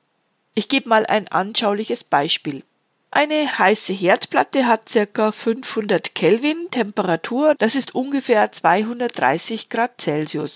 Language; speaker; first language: German; native; German